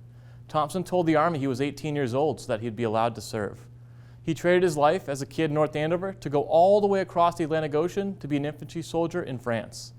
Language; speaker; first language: English; native; English